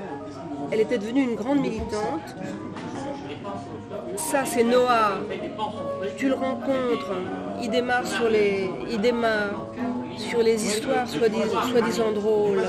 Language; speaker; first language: French; native; French